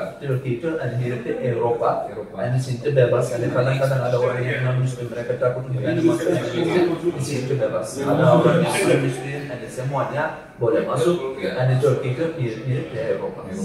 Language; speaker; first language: Indonesian; non-native, learner; Turkish